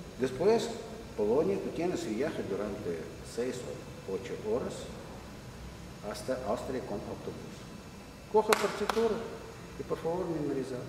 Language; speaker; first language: Spanish; non-native, learner; Russian